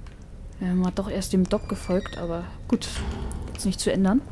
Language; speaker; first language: German; native; German